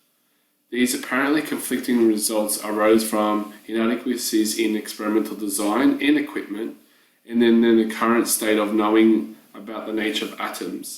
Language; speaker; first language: English; native; English